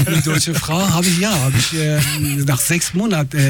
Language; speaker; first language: German; non-native, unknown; Persian